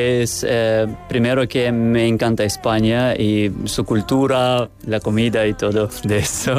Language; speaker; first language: Spanish; non-native, learner; Ukrainian